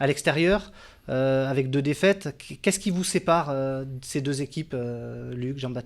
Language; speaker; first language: French; native; French